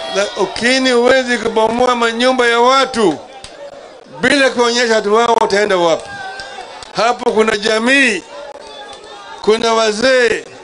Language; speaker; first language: Swahili; non-native, local second language; Luo (Kenya and Tanzania)